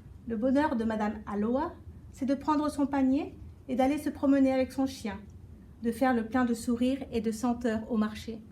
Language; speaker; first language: French; native; French